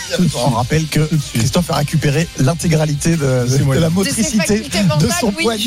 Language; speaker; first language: French; native; French